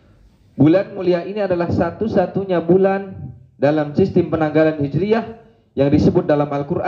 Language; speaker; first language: Indonesian; native; Indonesian